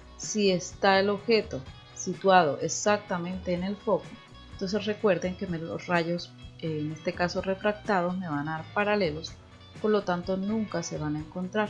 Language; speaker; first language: Spanish; native; Spanish